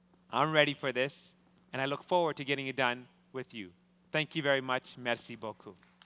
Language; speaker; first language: English; native; English